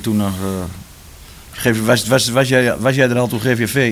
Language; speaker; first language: Dutch; native; Dutch